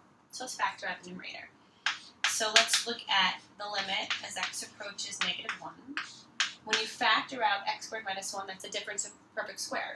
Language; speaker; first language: English; native; English